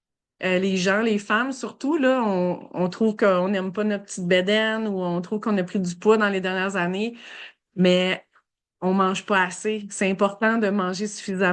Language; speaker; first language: French; native; French